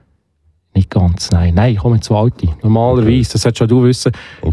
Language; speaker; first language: German; native; German